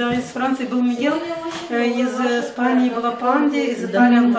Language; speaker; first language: Russian; non-native, local second language; Gagauz